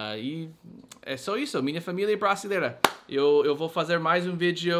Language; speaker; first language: Portuguese; non-native, fluent; English